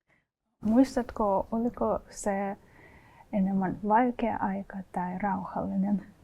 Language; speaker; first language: Finnish; non-native, fluent; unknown